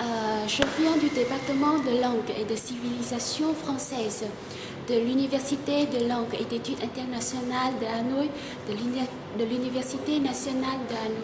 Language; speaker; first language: French; non-native, fluent; Vietnamese